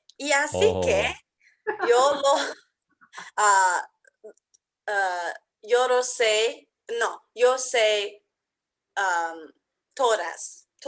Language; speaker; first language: Spanish; non-native, learner; English